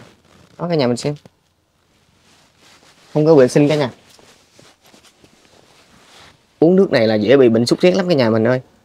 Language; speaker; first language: Vietnamese; native; Vietnamese